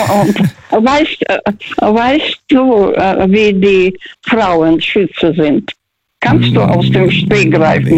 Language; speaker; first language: German; non-native, fluent; Russian